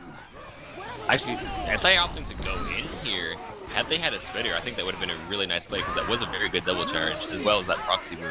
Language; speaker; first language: English; native; English